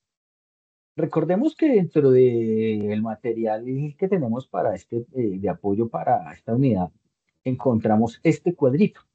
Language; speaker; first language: Spanish; native; Spanish